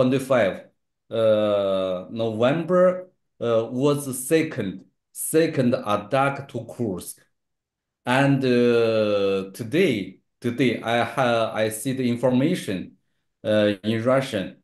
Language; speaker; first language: English; non-native, learner; Chinese